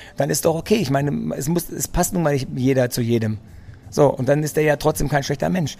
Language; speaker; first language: German; early bilingual, other home language; Greek